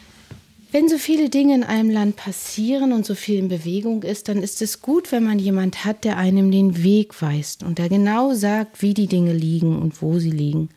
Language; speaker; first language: German; native; German